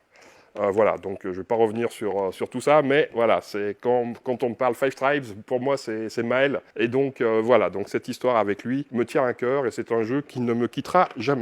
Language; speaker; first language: French; native; French